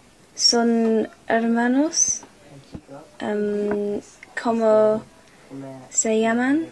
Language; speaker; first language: Spanish; non-native, learner; English